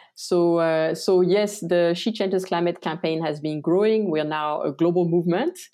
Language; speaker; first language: English; non-native, fluent; French